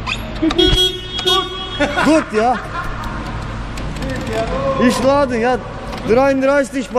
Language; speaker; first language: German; non-native, learner; Turkish